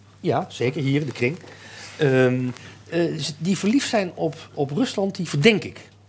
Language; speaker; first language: Dutch; native; Dutch